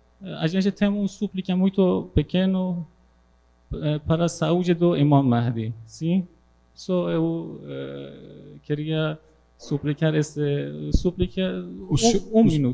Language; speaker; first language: Portuguese; non-native, learner; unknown